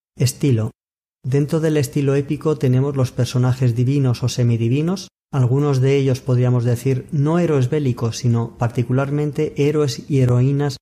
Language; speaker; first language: Spanish; native; Spanish